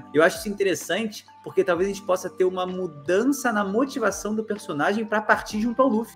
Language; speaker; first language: Portuguese; native; Portuguese